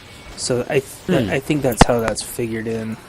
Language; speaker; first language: English; native; English